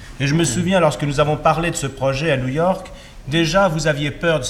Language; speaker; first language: French; native; French